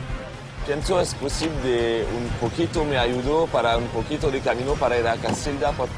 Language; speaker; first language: Spanish; non-native, learner; French